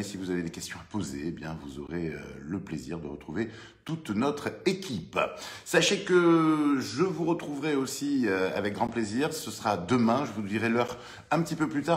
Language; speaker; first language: French; native; French